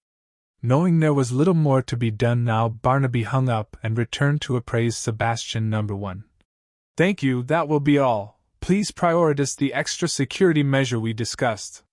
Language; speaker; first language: English; native; English